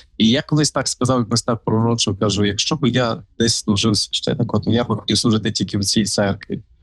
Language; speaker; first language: Ukrainian; native; Ukrainian